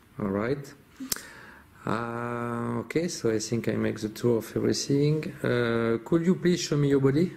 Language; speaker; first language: English; non-native, fluent; French